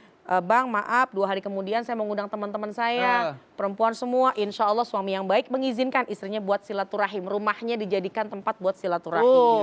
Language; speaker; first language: Indonesian; native; Indonesian